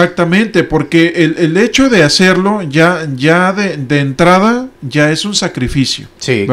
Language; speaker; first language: Spanish; native; Spanish